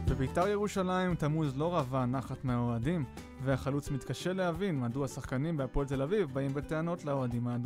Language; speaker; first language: Hebrew; native; Hebrew